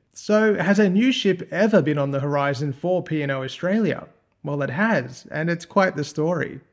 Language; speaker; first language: English; native; English